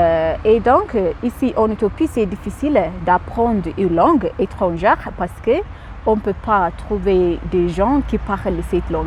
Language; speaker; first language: French; non-native, fluent; Amharic